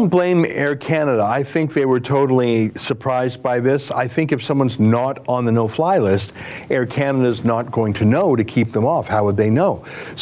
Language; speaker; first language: English; native; English